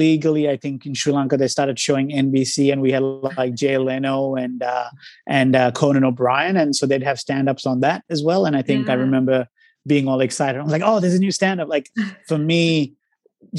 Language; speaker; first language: English; non-native, local second language; Sinhala